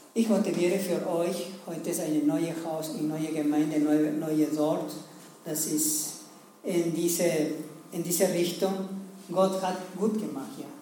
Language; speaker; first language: German; non-native, learner; Spanish